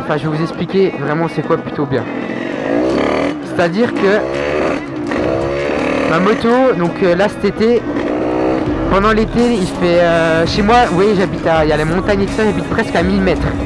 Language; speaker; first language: French; native; French